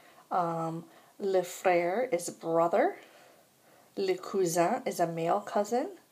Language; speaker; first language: English; native; English